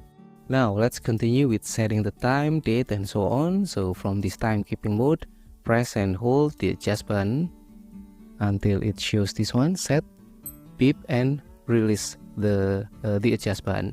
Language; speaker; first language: English; non-native, fluent; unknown